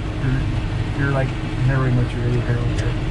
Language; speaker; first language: English; native; English